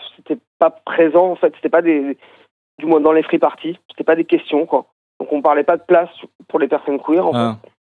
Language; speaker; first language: French; native; French